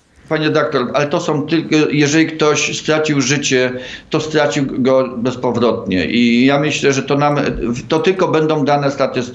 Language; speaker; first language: Polish; native; Polish